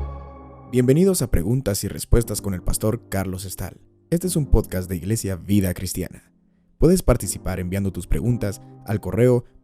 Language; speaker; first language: Spanish; native; Spanish